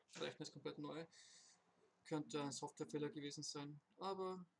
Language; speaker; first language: German; native; German